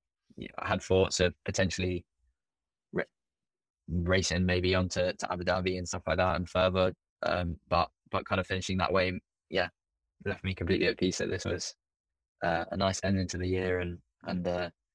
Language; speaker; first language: English; native; English